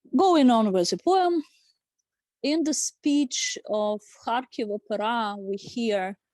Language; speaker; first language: English; non-native, fluent; Ukrainian